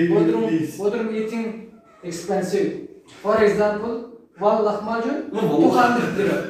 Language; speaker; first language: English; non-native, learner; Turkish